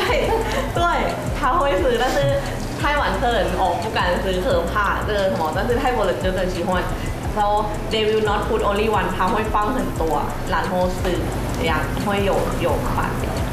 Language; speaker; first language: Chinese; non-native, learner; Thai